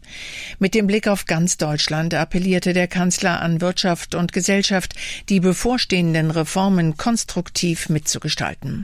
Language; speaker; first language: German; native; German